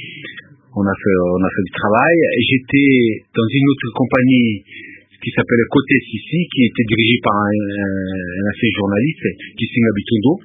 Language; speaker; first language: French; non-native, local second language; Lingala